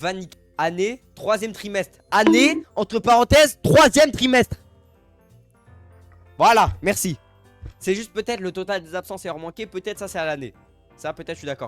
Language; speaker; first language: French; native; French